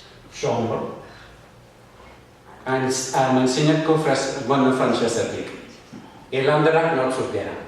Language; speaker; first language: Basque; non-native, fluent; English